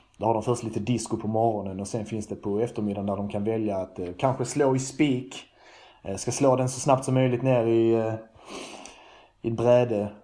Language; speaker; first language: Swedish; native; Swedish